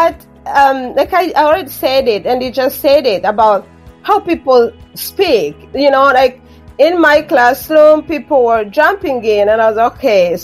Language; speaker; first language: English; non-native, local second language; Kinyarwanda